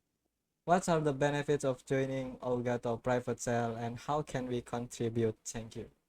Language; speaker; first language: English; non-native, learner; Indonesian